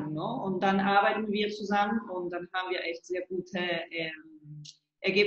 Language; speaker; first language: German; early bilingual, heritage; Spanish